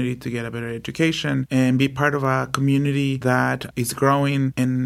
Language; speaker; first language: English; non-native, fluent; Spanish